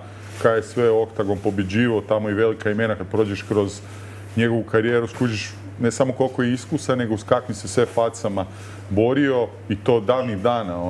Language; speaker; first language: Croatian; native; Croatian